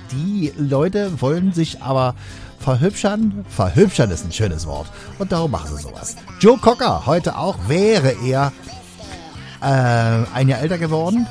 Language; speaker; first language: German; native; German